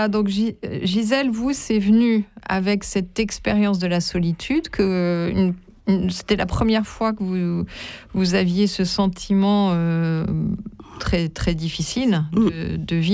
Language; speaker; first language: French; native; French